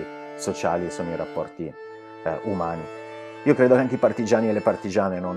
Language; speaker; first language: Italian; native; Italian